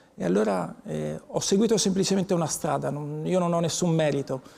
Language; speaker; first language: Italian; native; Italian